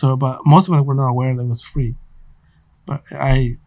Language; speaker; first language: English; non-native, fluent; Spanish